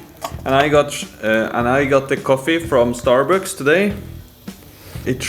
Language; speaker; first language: English; non-native, fluent; Norwegian